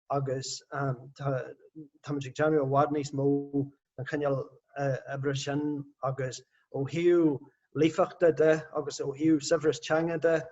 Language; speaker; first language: Irish; non-native, local second language; English